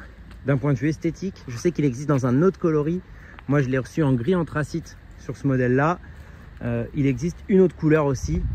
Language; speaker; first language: French; native; French